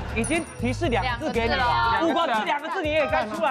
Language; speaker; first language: Chinese; native; Chinese